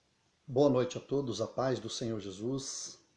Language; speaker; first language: Portuguese; native; Portuguese